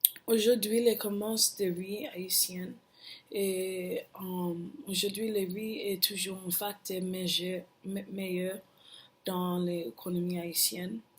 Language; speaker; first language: French; non-native, learner; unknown